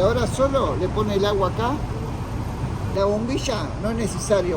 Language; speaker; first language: Spanish; native; Spanish